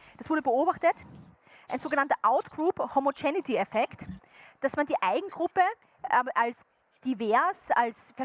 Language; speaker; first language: German; native; German